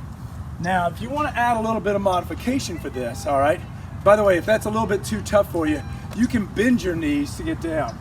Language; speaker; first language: English; native; English